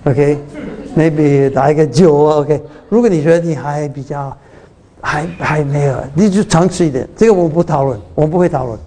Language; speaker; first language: Chinese; early bilingual, heritage; Chinese